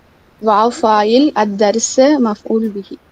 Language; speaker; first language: Arabic; non-native, learner; Tamil